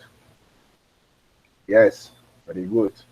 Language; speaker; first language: English; non-native, fluent; Spanish